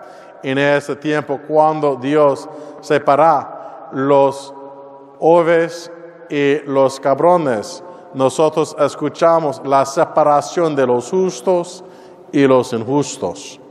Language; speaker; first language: Spanish; non-native, learner; English